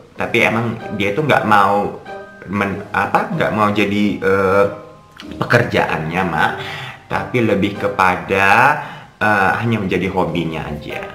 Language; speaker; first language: Indonesian; native; Indonesian